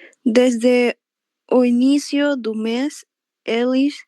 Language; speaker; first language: Portuguese; non-native, learner; Spanish